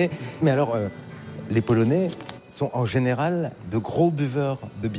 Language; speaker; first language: French; native; French